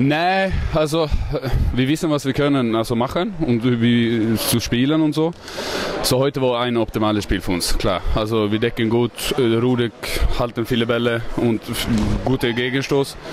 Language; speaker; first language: German; non-native, learner; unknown